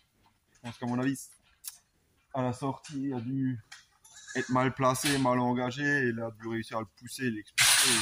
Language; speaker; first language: French; native; French